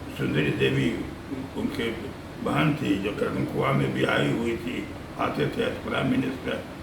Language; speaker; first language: Hindi; native; Hindi